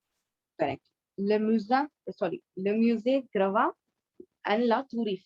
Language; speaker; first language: French; non-native, learner; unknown